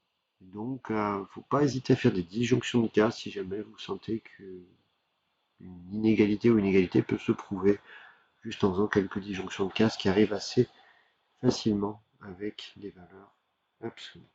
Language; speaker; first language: French; native; French